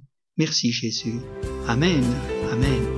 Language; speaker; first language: French; native; French